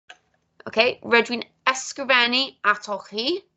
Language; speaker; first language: Welsh; non-native, local second language; English